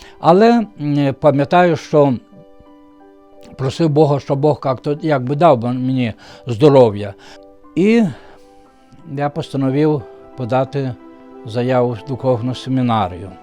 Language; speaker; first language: Ukrainian; non-native, fluent; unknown